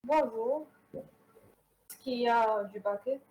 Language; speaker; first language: French; non-native, learner; Arabic